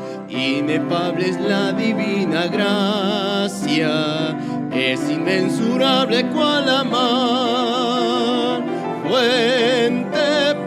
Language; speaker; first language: Spanish; native; Spanish